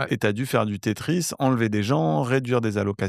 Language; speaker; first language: French; native; French